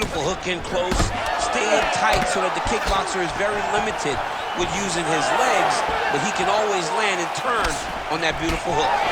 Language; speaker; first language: English; native; English